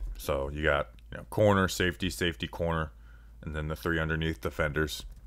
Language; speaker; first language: English; native; English